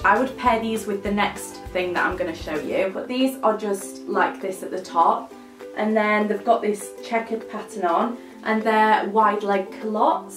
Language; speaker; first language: English; native; English